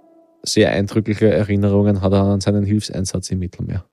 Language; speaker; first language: German; native; German